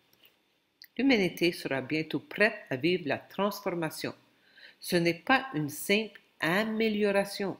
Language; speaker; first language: French; non-native, local second language; Ukrainian